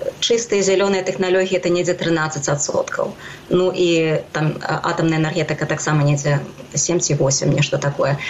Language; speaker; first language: Belarusian; native; Belarusian